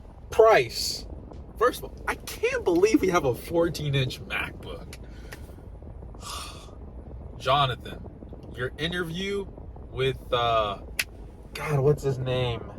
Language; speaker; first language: English; native; English